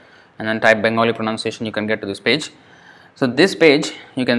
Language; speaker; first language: English; non-native, local second language; Telugu